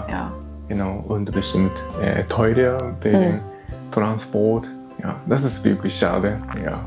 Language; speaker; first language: German; non-native, fluent; Japanese